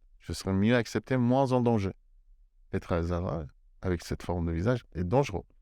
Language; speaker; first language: French; non-native, fluent; Persian